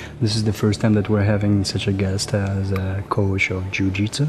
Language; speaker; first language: English; non-native, fluent; Russian